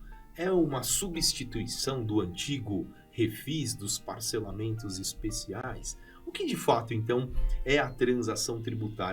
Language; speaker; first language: Portuguese; native; Portuguese